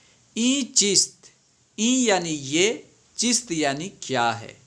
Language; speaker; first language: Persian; non-native, fluent; Urdu